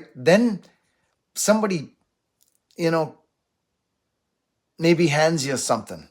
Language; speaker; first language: English; native; English